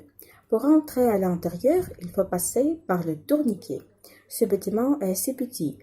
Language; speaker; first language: French; non-native, fluent; Russian